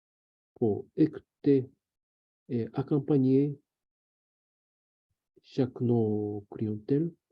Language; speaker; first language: French; non-native, learner; Japanese